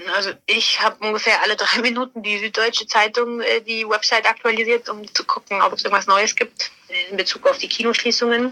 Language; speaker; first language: German; native; German